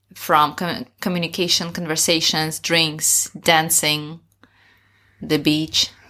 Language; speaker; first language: English; non-native, fluent; Russian